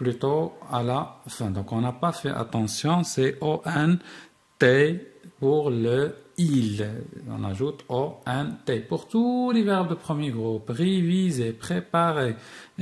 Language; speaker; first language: French; non-native, local second language; Arabic